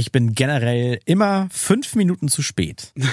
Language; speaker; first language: German; native; German